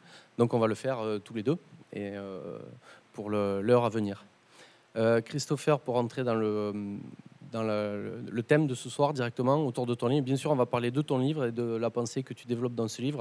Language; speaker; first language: French; native; French